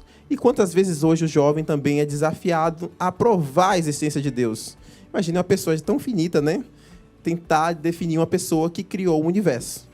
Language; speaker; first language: Portuguese; native; Portuguese